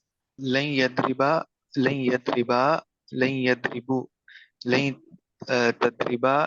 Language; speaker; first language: Arabic; non-native, learner; Urdu